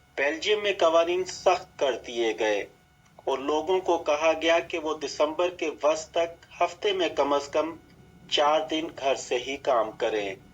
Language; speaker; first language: Urdu; native; Urdu